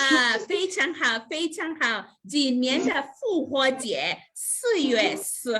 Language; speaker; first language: Chinese; non-native, fluent; English